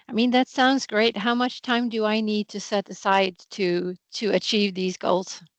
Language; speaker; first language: English; non-native, fluent; Swedish